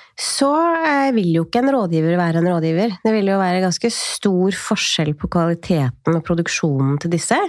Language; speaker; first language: Norwegian; native; Norwegian